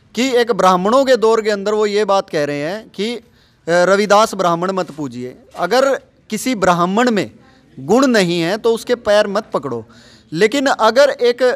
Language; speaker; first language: Hindi; native; Hindi